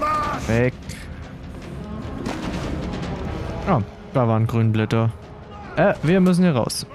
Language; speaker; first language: German; native; German